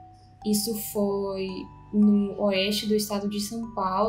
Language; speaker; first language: Portuguese; non-native, fluent; Russian